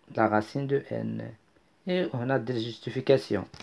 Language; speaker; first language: French; non-native, local second language; Arabic